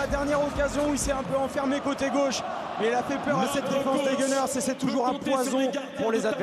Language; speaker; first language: French; native; French